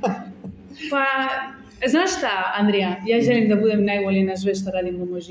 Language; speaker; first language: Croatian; non-native, learner; Spanish